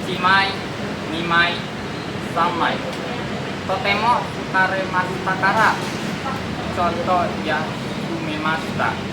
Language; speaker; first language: Japanese; non-native, learner; Indonesian